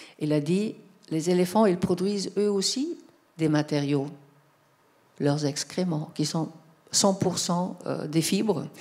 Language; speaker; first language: French; non-native, fluent; German